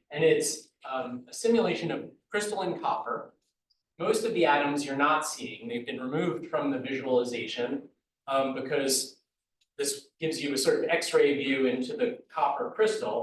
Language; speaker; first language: English; native; English